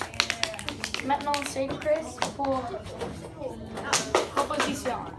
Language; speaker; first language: French; non-native, learner; English